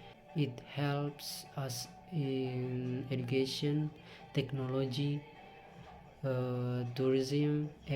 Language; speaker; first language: English; non-native, learner; Indonesian